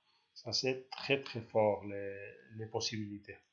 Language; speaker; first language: French; non-native, learner; Spanish